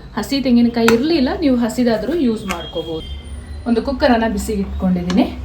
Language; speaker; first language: Kannada; non-native, local second language; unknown